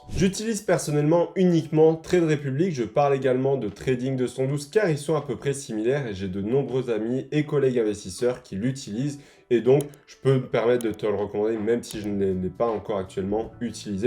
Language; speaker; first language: French; native; French